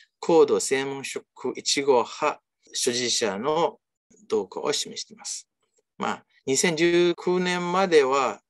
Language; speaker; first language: Japanese; non-native, fluent; Chinese